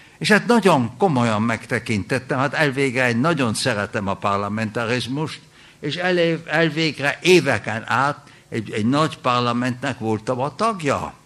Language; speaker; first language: Hungarian; early bilingual, heritage; German